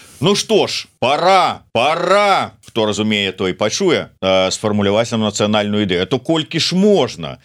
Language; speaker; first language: Belarusian; native; Belarusian